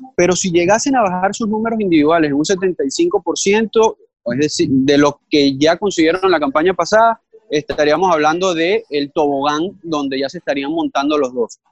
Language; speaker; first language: Spanish; native; Spanish